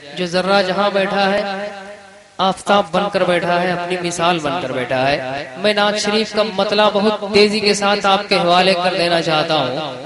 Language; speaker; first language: Urdu; native; Urdu